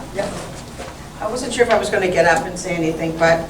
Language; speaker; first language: English; early bilingual, other home language; Italian